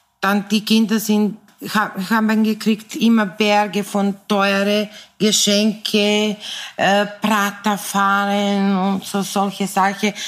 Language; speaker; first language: German; non-native, fluent; Serbian